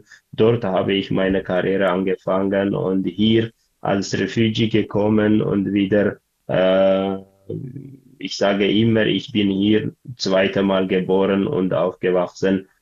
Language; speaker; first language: German; non-native, learner; Tigrinya